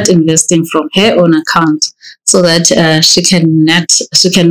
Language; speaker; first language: English; non-native, local second language; Xhosa